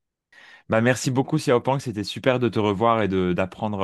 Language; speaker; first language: French; native; French